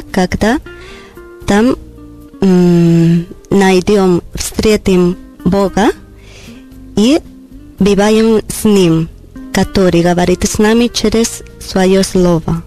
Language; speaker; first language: Russian; non-native, learner; Spanish